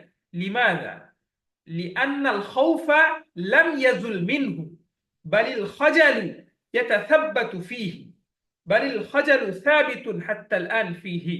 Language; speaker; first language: Arabic; non-native, fluent; Bangla